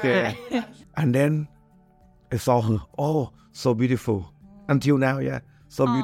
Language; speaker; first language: English; non-native, learner; Thai